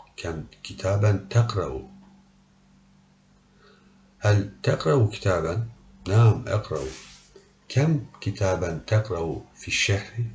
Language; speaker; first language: Arabic; non-native, learner; Turkish